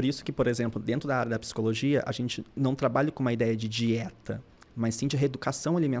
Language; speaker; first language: Portuguese; native; Portuguese